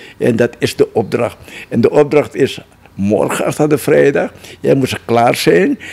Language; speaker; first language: Dutch; non-native, local second language; Javanese